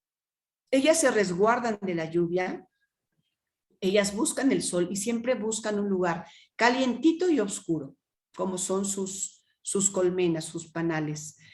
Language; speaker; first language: Spanish; native; Spanish